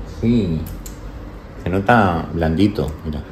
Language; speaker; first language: Spanish; native; Spanish